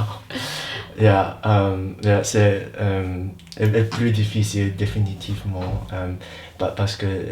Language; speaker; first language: French; non-native, learner; English